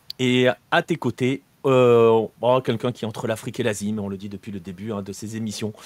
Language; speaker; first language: French; native; French